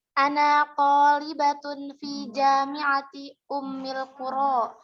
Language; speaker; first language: Arabic; non-native, learner; Indonesian